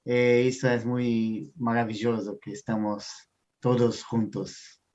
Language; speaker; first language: Spanish; non-native, fluent; Portuguese